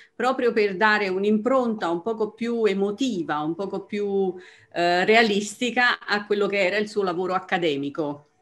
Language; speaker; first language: Italian; native; Italian